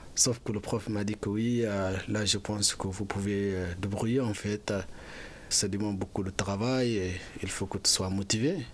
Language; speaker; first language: French; non-native, fluent; Arabic